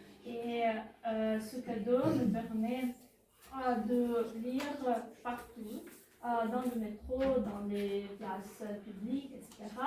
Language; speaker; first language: French; non-native, learner; Ukrainian